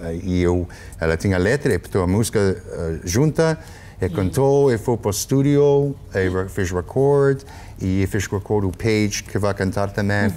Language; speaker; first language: Portuguese; early bilingual, heritage; English